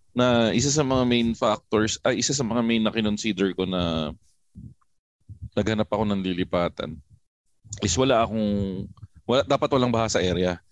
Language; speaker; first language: Filipino; native; Filipino